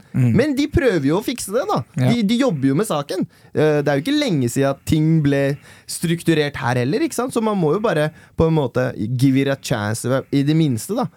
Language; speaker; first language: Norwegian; early bilingual, other home language; Persian